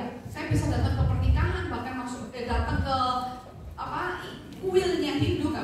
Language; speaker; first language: Indonesian; native; Indonesian